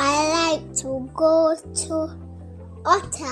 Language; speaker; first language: English; non-native, local second language; Jamaican Creole English